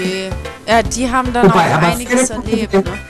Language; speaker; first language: German; native; German